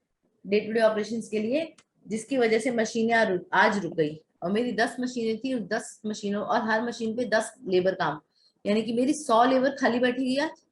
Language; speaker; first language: Hindi; native; Hindi